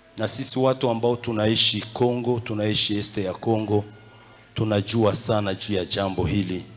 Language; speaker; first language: Swahili; native; Swahili